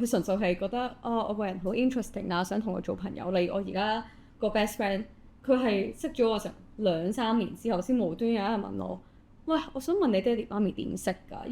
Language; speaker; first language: Cantonese; early bilingual, other home language; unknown